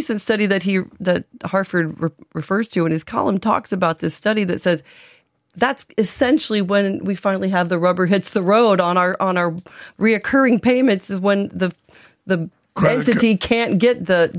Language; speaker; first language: English; native; English